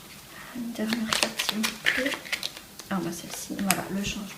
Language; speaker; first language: French; native; French